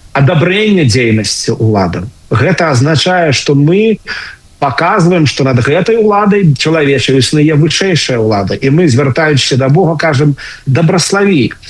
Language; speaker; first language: Belarusian; non-native, local second language; Russian